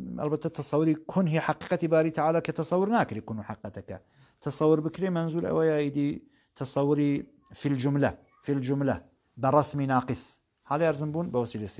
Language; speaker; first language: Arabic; non-native, fluent; Central Kurdish